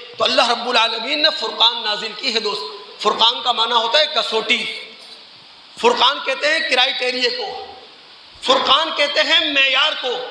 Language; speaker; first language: Urdu; native; Urdu